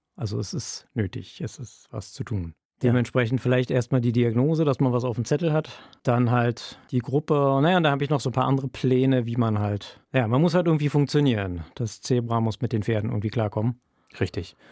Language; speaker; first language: German; native; German